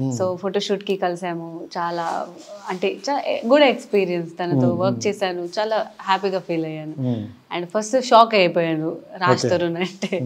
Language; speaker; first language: Telugu; non-native, fluent; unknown